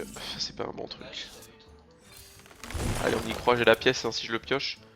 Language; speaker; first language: French; native; French